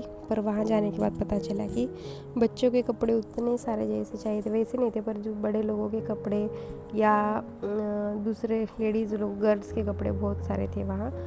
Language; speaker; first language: Hindi; native; Hindi